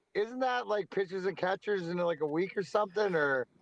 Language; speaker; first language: English; native; English